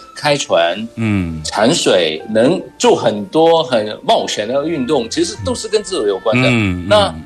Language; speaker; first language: Chinese; non-native, local second language; Cantonese